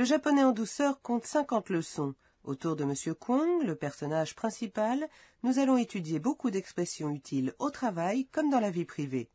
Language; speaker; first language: French; native; French